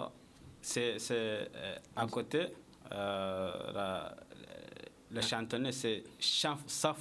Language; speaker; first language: French; non-native, learner; Kinyarwanda